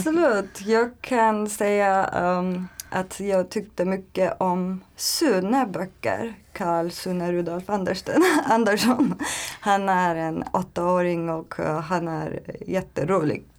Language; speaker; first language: Swedish; non-native, learner; Turkish